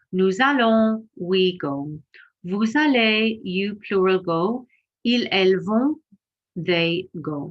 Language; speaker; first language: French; non-native, fluent; English